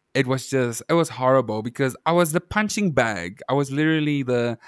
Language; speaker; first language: English; non-native, local second language; Afrikaans